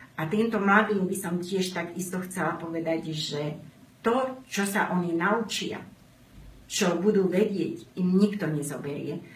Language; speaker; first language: Slovak; non-native, local second language; Romany